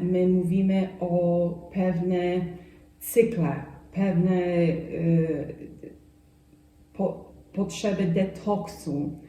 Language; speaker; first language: Polish; non-native, fluent; English